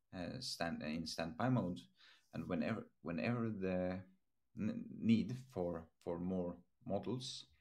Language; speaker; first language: English; non-native, fluent; Estonian